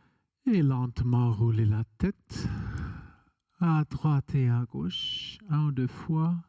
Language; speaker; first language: French; non-native, fluent; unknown